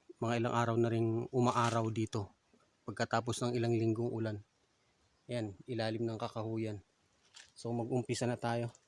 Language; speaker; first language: Filipino; non-native, local second language; Waray